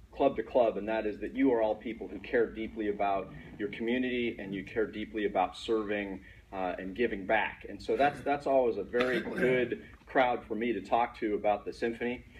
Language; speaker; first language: English; native; English